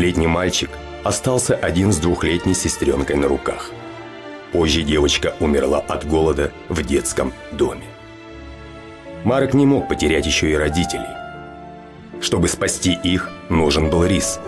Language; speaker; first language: Russian; native; Russian